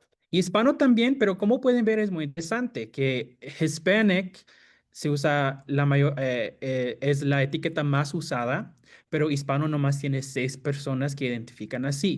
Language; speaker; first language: Spanish; non-native, fluent; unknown